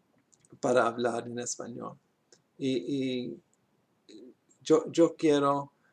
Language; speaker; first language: Spanish; non-native, learner; English